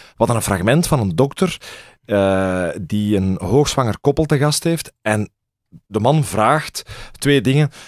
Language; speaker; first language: Dutch; native; Dutch